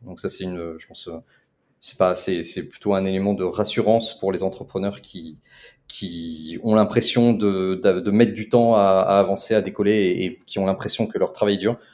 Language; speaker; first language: French; native; French